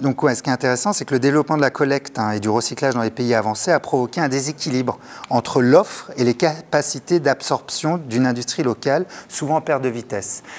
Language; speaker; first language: French; native; French